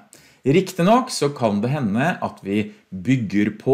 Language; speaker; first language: Norwegian; native; Norwegian